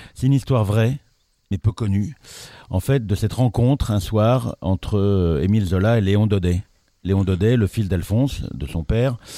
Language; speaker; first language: French; native; French